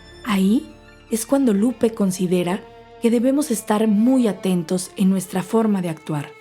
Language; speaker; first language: Spanish; native; Spanish